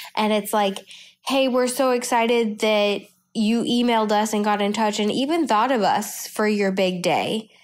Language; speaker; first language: English; native; English